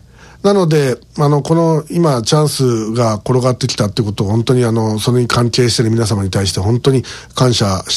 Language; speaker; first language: Japanese; native; Japanese